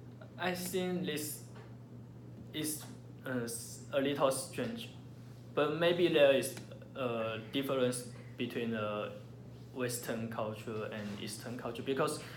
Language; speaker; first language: English; non-native, learner; Chinese